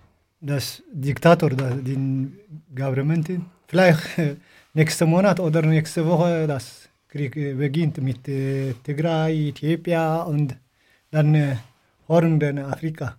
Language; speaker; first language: German; non-native, learner; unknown